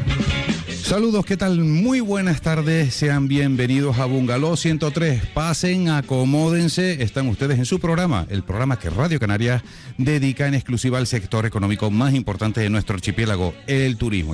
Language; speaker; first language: Spanish; native; Spanish